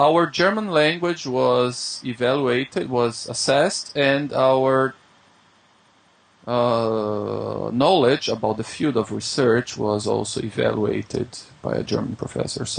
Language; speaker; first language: English; non-native, fluent; Portuguese